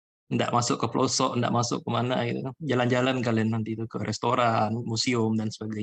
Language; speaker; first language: Indonesian; native; Indonesian